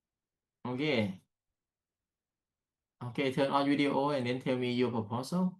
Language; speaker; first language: English; non-native, learner; Thai